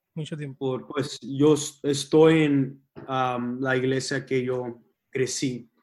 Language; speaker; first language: Spanish; early bilingual, heritage; Spanish